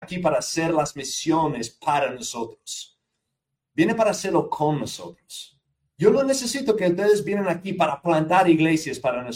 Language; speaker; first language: Spanish; non-native, fluent; English